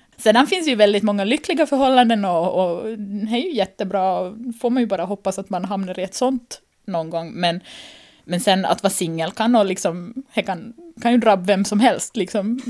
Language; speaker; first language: Swedish; native; Swedish